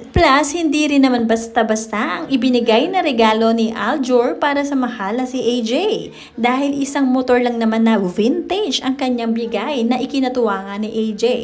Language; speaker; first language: Filipino; native; Filipino